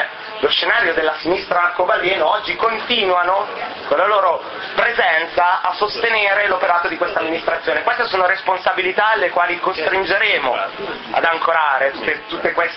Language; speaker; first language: Italian; native; Italian